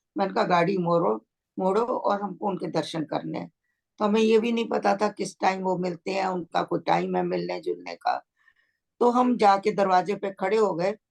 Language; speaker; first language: Hindi; native; Hindi